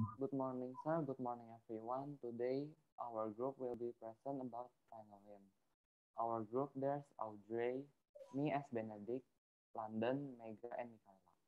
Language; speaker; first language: English; non-native, learner; Indonesian